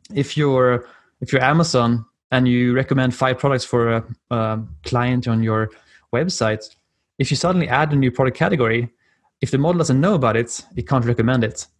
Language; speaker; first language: English; non-native, fluent; Swedish